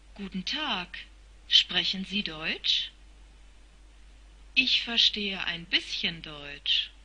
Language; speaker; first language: German; native; German